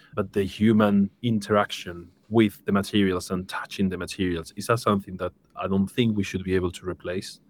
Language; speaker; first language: English; non-native, fluent; Spanish